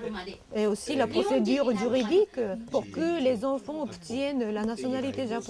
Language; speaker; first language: French; non-native, fluent; Japanese